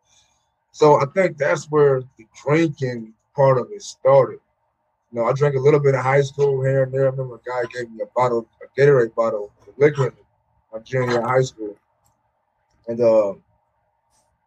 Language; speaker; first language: English; native; English